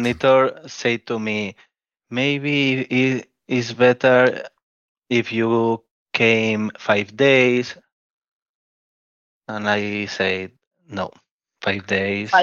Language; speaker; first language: English; non-native, learner; Spanish